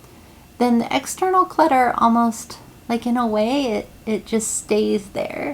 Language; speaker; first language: English; native; English